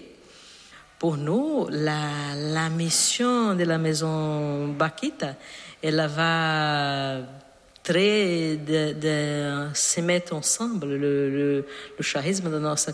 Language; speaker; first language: French; non-native, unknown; Portuguese